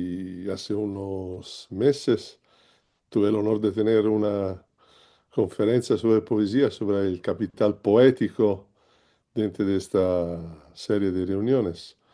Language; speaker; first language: Spanish; non-native, learner; Italian